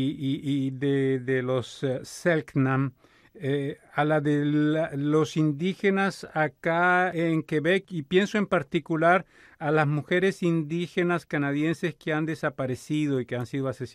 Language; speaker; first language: Spanish; native; Spanish